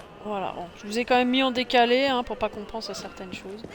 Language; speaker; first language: French; native; French